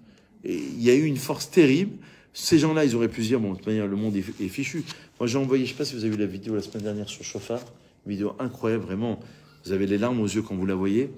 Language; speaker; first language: French; native; French